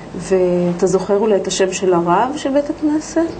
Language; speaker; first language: Hebrew; native; Hebrew